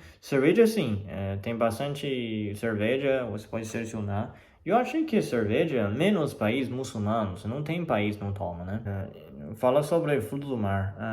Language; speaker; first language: Portuguese; non-native, fluent; Chinese